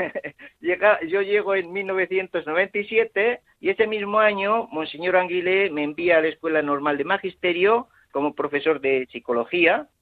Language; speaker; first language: Spanish; native; Spanish